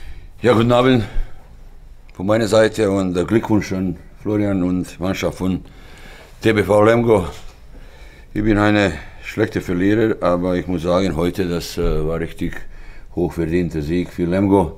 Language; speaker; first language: German; non-native, fluent; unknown